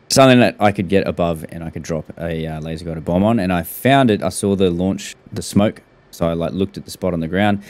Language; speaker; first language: English; native; English